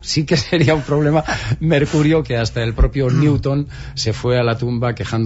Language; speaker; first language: Spanish; native; Spanish